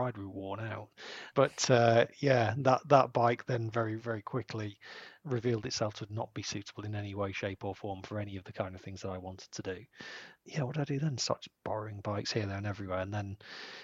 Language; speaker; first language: English; native; English